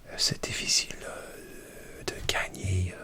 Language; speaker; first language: French; non-native, learner; English